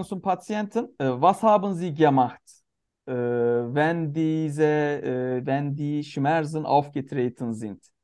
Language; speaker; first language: German; non-native, learner; Turkish